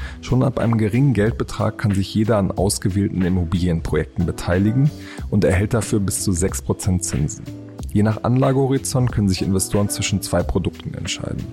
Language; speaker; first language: German; native; German